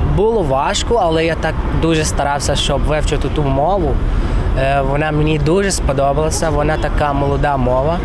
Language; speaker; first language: Ukrainian; non-native, fluent; Arabic